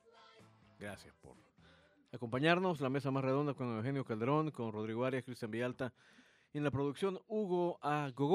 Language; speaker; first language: Spanish; native; Spanish